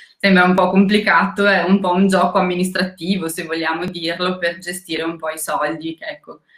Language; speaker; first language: Italian; non-native, fluent; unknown